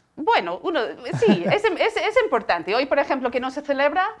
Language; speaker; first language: Spanish; non-native, fluent; English